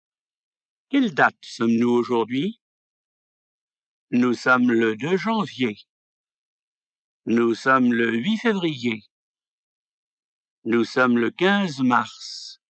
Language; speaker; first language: French; native; French